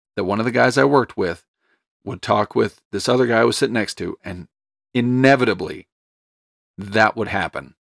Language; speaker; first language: English; native; English